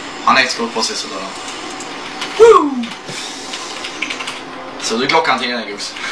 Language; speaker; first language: Swedish; native; Swedish